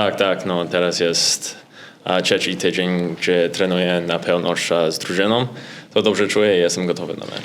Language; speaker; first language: Polish; early bilingual, heritage; Polish